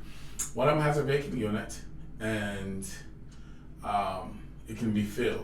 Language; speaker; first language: English; native; English